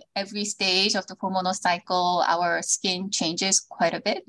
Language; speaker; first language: English; early bilingual, other home language; Korean